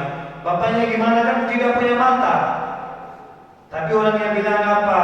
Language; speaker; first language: Indonesian; non-native, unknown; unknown